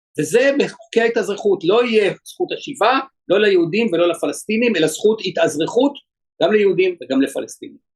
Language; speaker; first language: Hebrew; native; Hebrew